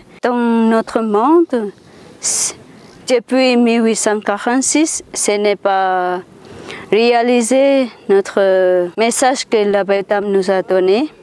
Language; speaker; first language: French; non-native, fluent; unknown